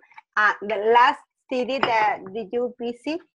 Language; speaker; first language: English; non-native, learner; Spanish